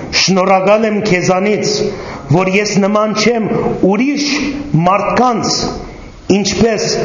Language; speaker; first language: Armenian; native; Armenian